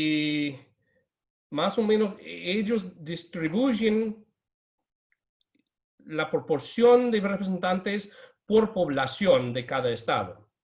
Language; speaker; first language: Spanish; non-native, fluent; English